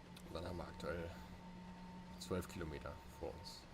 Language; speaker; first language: German; native; German